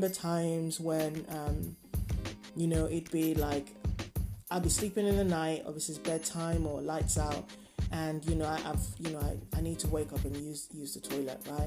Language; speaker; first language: English; non-native, local second language; Yoruba